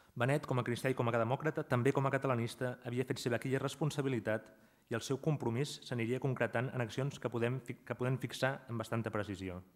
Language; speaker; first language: Catalan; native; Catalan